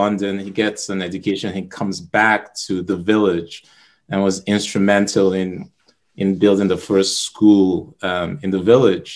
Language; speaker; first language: English; non-native, local second language; Igbo